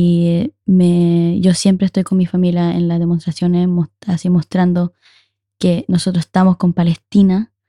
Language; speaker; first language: Spanish; early bilingual, heritage; Spanish